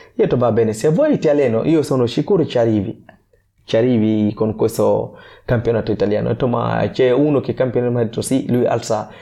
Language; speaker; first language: Italian; non-native, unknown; Fula